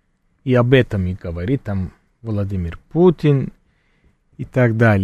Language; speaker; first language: Russian; non-native, fluent; Turkish